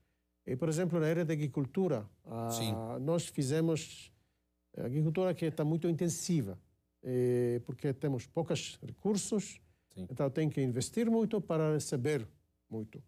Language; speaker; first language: Portuguese; non-native, fluent; Hebrew